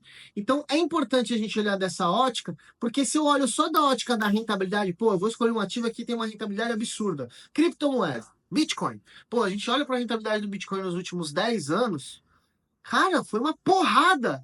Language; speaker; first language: Portuguese; native; Portuguese